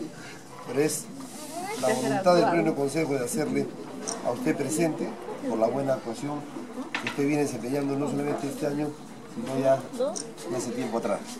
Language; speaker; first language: Spanish; native; Spanish